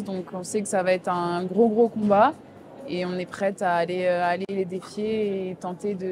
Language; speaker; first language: French; native; French